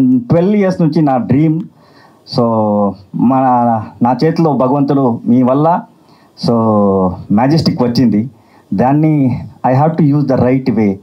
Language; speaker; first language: Telugu; non-native, learner; Kannada